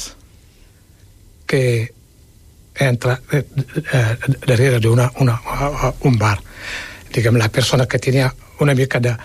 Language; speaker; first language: Catalan; non-native, fluent; Wolof